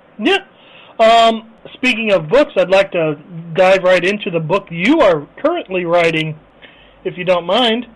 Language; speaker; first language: English; native; English